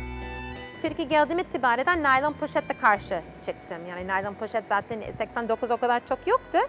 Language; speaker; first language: Turkish; non-native, fluent; English